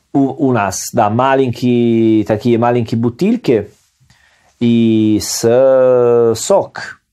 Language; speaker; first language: Russian; non-native, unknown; Italian